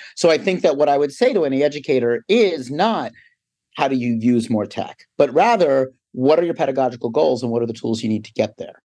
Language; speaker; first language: English; native; English